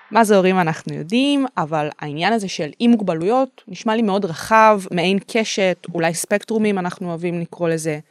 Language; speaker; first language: Hebrew; native; Hebrew